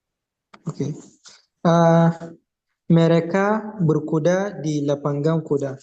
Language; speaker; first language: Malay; non-native, learner; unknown